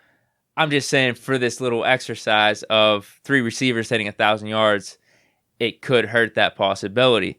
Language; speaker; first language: English; native; English